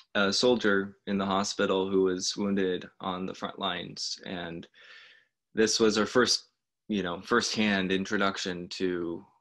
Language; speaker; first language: English; native; English